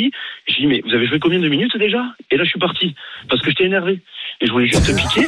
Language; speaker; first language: French; native; French